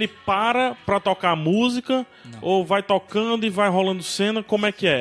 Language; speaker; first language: Portuguese; native; Portuguese